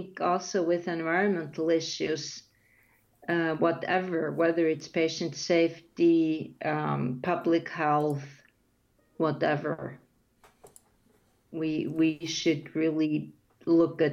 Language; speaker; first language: English; non-native, fluent; Icelandic